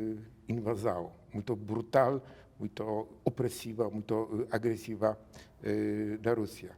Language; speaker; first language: Portuguese; non-native, learner; Polish